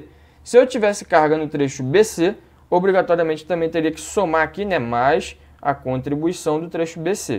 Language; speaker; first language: Portuguese; native; Portuguese